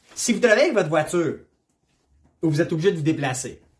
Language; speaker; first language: French; native; French